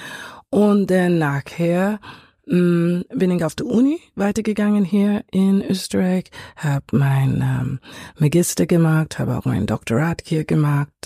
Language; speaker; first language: German; non-native, fluent; English